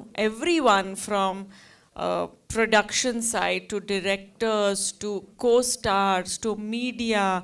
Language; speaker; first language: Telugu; non-native, learner; Hindi